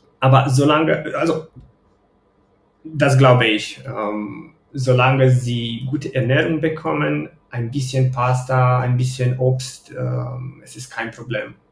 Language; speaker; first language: German; non-native, fluent; Romanian